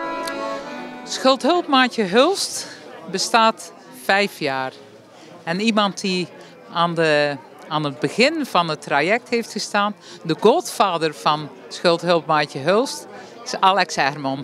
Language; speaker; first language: Dutch; native; Dutch